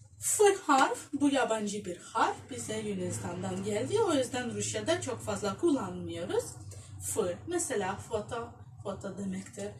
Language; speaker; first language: Turkish; non-native, fluent; Russian